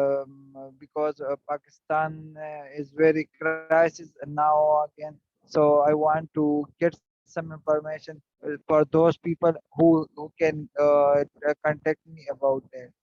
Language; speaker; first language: English; non-native, learner; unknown